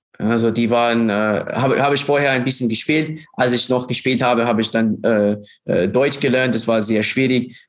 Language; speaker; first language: German; non-native, fluent; English